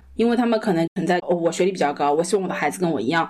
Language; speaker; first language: Chinese; native; Chinese